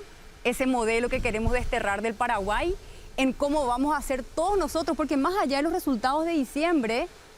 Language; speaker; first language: Spanish; native; Spanish